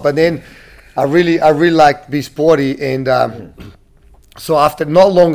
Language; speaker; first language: English; non-native, fluent; Portuguese